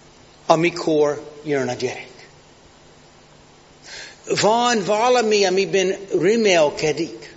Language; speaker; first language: Hungarian; non-native, fluent; English